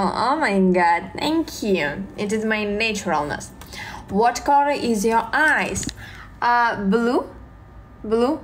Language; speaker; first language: English; non-native, learner; Russian